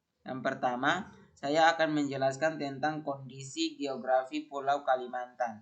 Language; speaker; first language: Indonesian; native; Indonesian